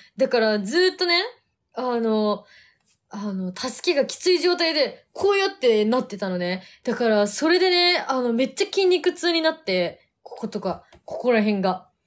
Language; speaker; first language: Japanese; native; Japanese